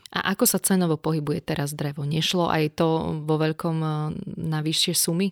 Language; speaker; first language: Slovak; native; Slovak